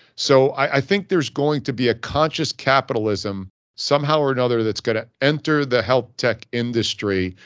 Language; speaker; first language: English; native; English